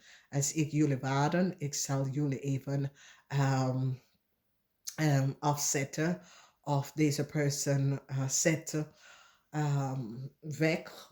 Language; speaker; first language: Dutch; non-native, fluent; English